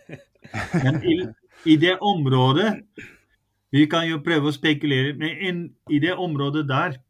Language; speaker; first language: Norwegian; non-native, fluent; Dutch